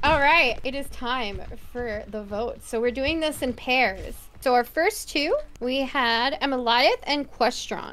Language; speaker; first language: English; native; English